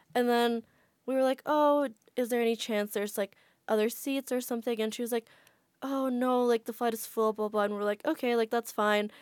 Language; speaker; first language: English; non-native, fluent; Indonesian